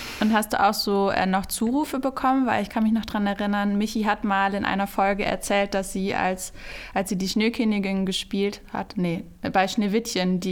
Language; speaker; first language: German; native; German